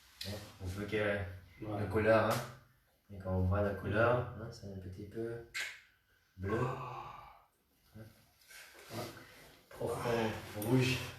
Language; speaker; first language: French; non-native, learner; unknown